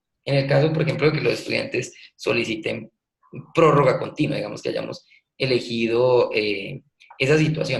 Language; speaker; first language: Spanish; native; Spanish